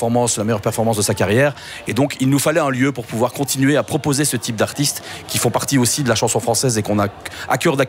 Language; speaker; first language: French; native; French